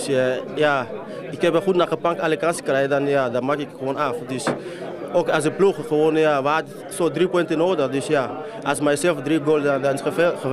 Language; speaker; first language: Dutch; non-native, learner; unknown